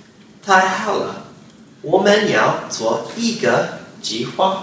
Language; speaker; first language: Chinese; non-native, learner; English